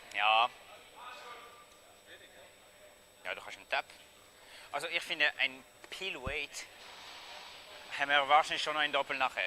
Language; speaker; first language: German; non-native, fluent; French